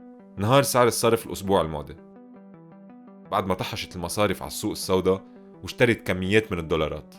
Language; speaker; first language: Arabic; native; Arabic